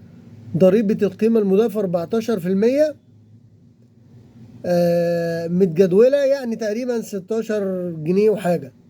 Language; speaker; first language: Arabic; native; Arabic